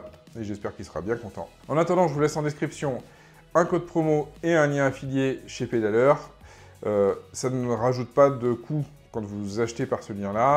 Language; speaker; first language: French; native; French